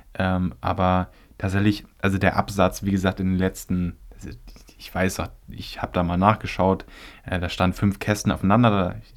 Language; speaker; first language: German; native; German